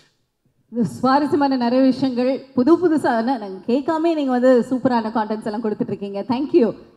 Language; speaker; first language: Tamil; native; Tamil